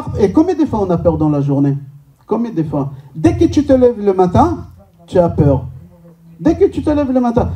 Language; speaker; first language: French; non-native, fluent; Hebrew